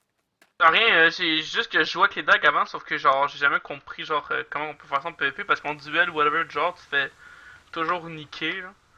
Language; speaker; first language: French; native; French